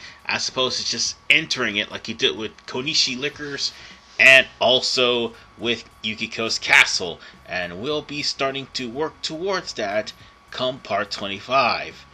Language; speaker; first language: English; native; English